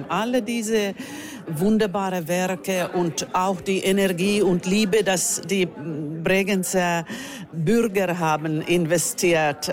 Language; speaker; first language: German; non-native, fluent; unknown